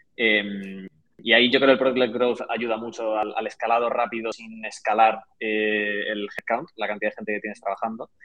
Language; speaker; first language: Spanish; native; Spanish